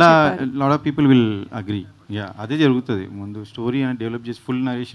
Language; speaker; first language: Telugu; native; Telugu